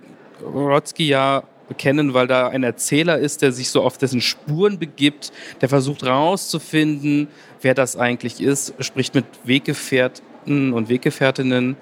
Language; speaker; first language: German; native; German